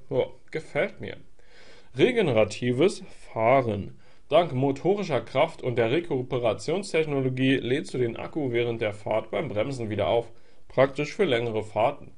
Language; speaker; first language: German; native; German